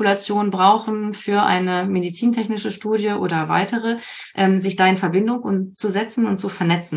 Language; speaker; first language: German; native; German